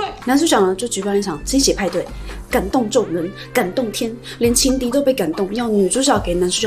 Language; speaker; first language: Chinese; native; Chinese